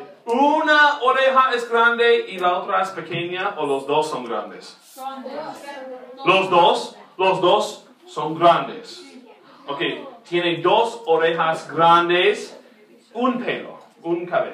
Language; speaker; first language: Spanish; non-native, fluent; English